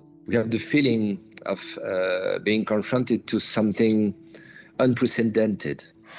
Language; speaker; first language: English; non-native, fluent; French